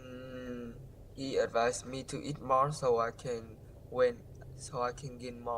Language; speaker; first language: English; non-native, learner; Vietnamese